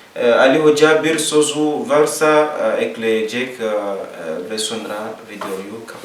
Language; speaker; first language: Turkish; non-native, learner; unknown